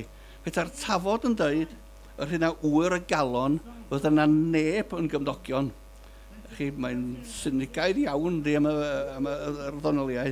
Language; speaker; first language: Welsh; native; Welsh